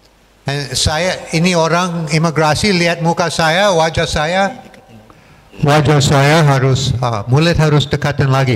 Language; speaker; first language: Indonesian; non-native, fluent; English